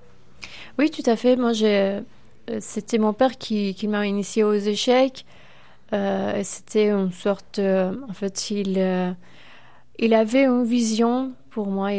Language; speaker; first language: French; non-native, fluent; Persian